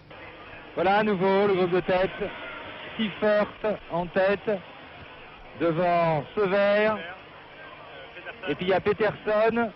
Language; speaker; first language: French; native; French